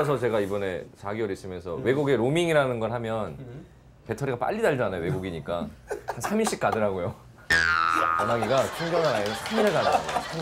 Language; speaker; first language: Korean; native; Korean